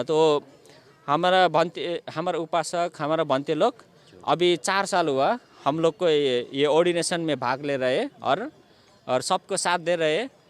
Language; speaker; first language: Hindi; non-native, learner; Nepali